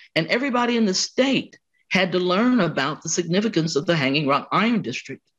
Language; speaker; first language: English; native; English